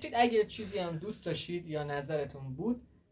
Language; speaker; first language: Persian; native; Persian